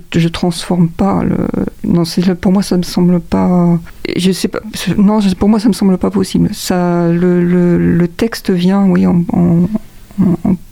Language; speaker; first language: French; native; French